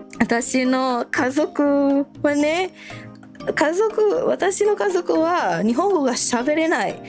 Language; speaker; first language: Japanese; non-native, learner; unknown